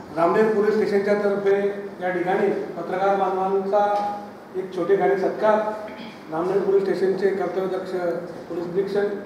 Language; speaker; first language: Marathi; native; Marathi